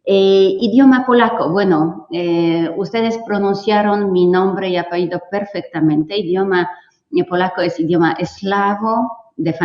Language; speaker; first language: Spanish; non-native, fluent; Polish